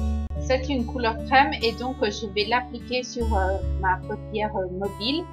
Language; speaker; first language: French; non-native, learner; Spanish